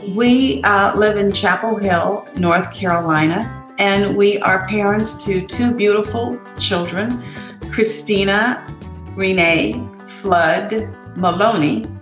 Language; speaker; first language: English; native; English